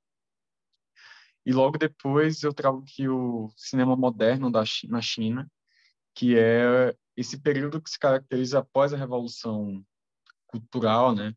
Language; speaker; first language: Portuguese; native; Portuguese